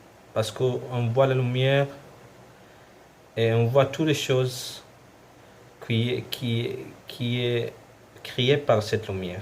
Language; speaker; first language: French; non-native, local second language; Arabic